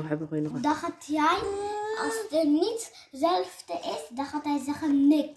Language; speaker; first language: Dutch; early bilingual, other home language; Tigrinya